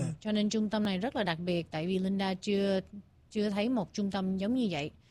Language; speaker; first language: Vietnamese; early bilingual, heritage; Vietnamese